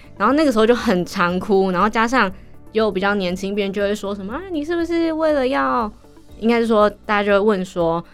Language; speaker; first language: Chinese; native; Chinese